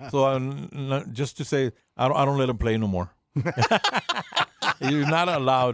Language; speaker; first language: English; early bilingual, other home language; Spanish